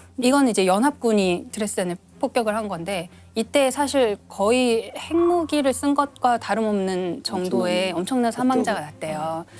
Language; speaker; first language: Korean; native; Korean